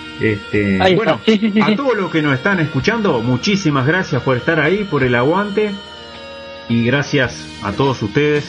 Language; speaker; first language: Spanish; native; Spanish